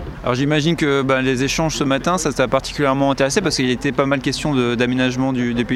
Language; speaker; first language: French; native; French